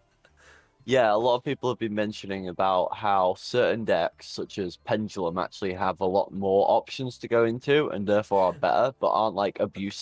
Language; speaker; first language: English; native; English